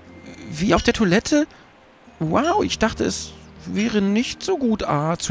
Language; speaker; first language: German; native; German